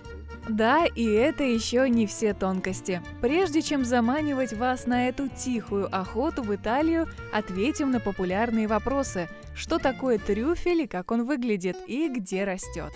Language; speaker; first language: Russian; native; Russian